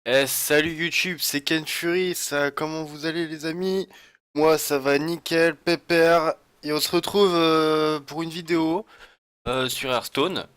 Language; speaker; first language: French; native; French